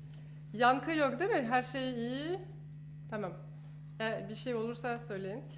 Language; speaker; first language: Turkish; non-native, fluent; French